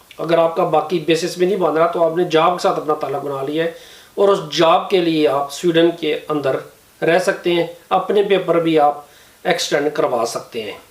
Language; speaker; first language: Urdu; non-native, local second language; Punjabi